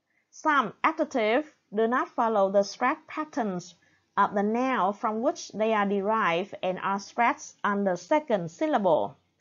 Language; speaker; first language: English; non-native, fluent; Vietnamese